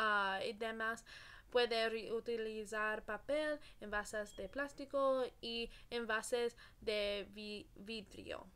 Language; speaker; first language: Spanish; non-native, learner; English